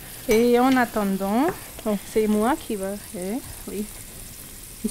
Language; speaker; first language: French; non-native, learner; Hindi